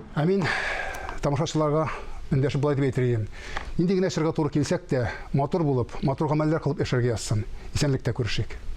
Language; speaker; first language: Tatar; native; Tatar